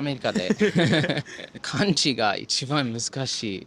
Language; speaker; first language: Japanese; non-native, learner; English